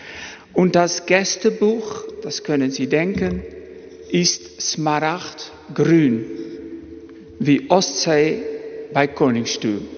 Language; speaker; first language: German; non-native, fluent; Dutch